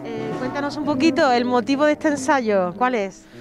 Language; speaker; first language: Spanish; native; Spanish